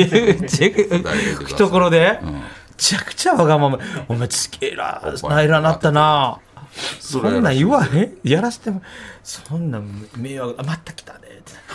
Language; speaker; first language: Japanese; native; Japanese